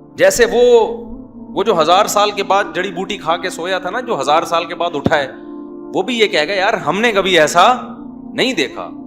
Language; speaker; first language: Urdu; native; Urdu